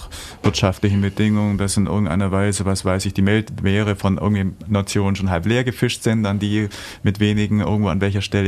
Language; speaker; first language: German; native; German